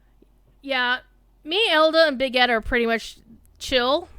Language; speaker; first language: English; native; English